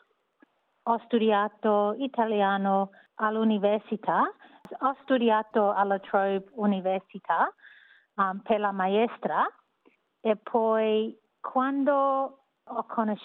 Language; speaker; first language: Italian; non-native, learner; English